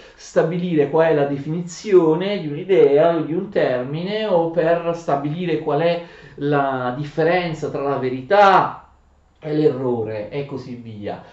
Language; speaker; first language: Italian; native; Italian